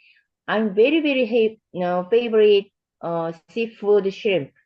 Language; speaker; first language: English; non-native, learner; Korean